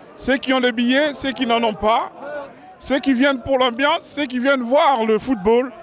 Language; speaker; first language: French; non-native, local second language; Lingala